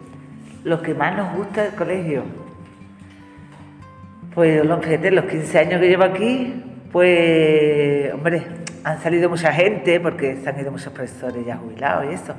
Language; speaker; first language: Spanish; native; Spanish